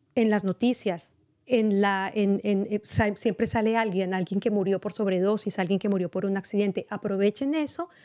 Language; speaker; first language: Spanish; native; Spanish